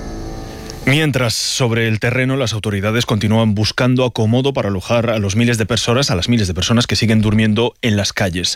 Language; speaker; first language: Spanish; native; Spanish